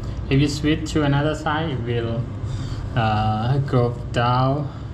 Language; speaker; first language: English; non-native, learner; Thai